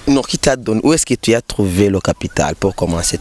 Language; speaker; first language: French; non-native, local second language; Rundi